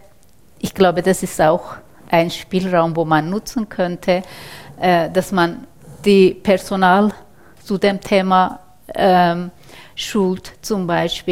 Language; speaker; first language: German; non-native, fluent; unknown